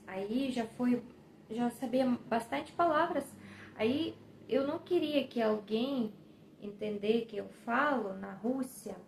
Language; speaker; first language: Portuguese; non-native, fluent; Russian